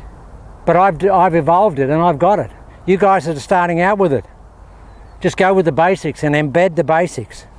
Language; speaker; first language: English; native; English